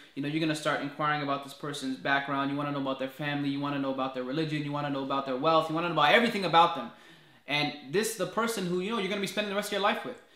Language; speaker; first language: English; native; English